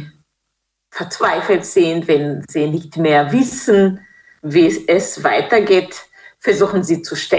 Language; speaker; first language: German; non-native, fluent; Kinyarwanda